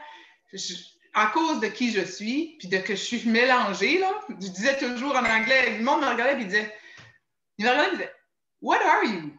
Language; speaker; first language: French; native; French